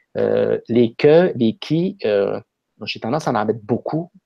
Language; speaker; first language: French; native; French